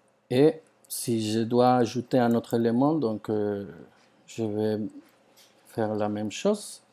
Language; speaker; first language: French; non-native, fluent; Spanish